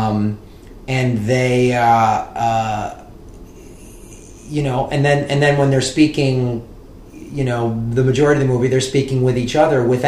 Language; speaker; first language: English; native; English